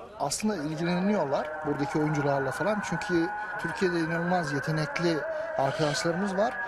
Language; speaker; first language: Turkish; early bilingual, heritage; Turkish